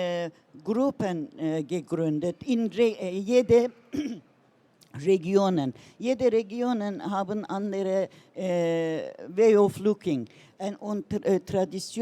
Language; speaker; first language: German; non-native, learner; Turkish